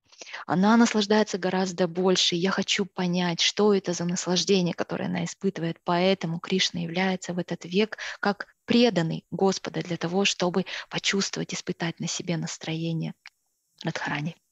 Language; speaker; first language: Russian; native; Russian